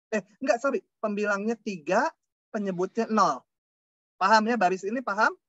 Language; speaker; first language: Indonesian; non-native, local second language; Sundanese